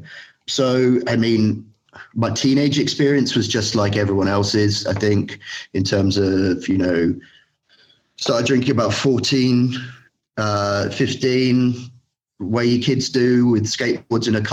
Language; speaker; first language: English; native; English